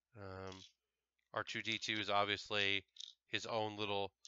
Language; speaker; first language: English; native; English